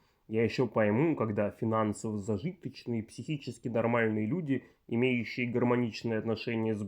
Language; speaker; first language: Russian; native; Russian